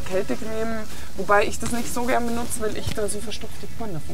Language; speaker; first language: German; native; German